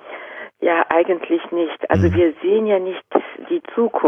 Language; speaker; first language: German; non-native, fluent; Japanese